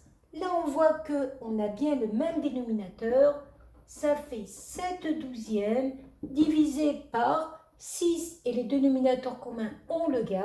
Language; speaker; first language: French; native; French